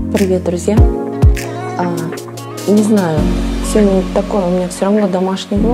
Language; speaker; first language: Russian; native; Russian